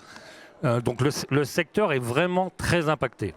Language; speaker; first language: French; native; French